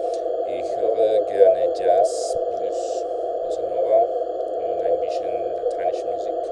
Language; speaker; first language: German; non-native, learner; Spanish